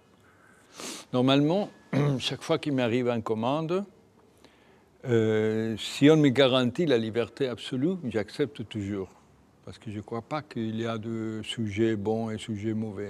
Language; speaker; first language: French; non-native, fluent; Spanish